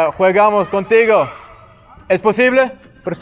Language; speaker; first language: Spanish; non-native, learner; English